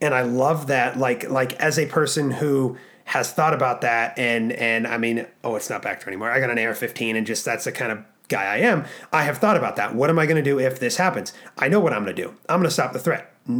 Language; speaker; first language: English; native; English